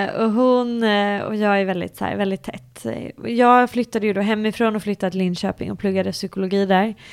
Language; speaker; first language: Swedish; early bilingual, other home language; English